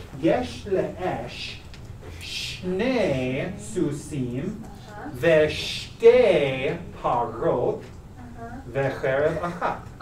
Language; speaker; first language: Hebrew; non-native, learner; English